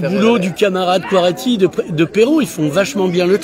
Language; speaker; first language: French; native; French